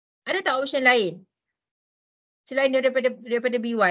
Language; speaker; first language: Malay; native; Malay